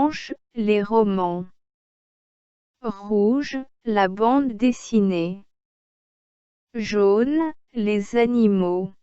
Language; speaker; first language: French; non-native, learner; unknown